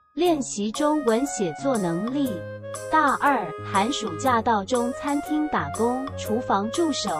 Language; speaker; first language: Chinese; non-native, fluent; Vietnamese